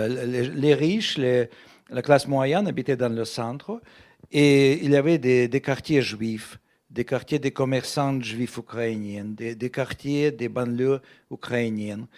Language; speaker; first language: French; non-native, fluent; Russian